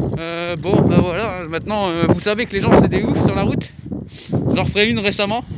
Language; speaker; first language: French; native; French